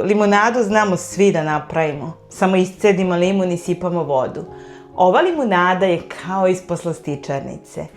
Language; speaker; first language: Serbian; native; Serbian